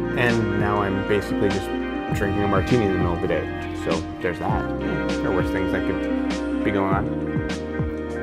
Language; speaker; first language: English; native; English